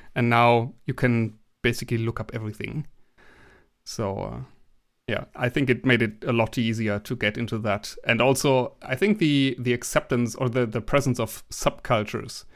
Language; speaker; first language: English; non-native, fluent; German